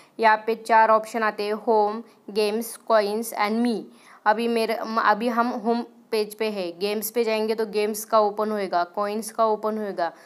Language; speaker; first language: Hindi; non-native, local second language; Marathi